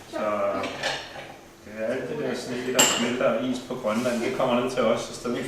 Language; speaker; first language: Danish; non-native, fluent; Icelandic